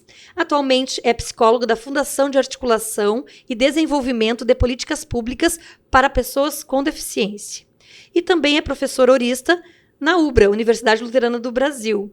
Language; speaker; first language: Portuguese; native; Portuguese